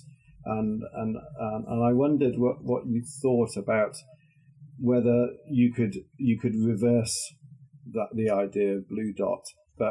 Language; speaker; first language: English; native; English